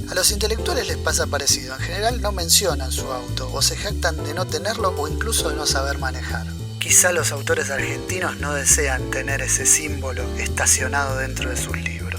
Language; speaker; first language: Spanish; native; Spanish